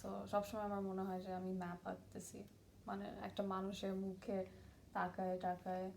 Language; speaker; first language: Bangla; early bilingual, other home language; English